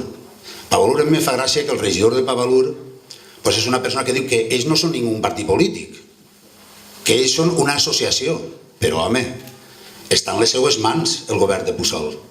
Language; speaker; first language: Catalan; native; Catalan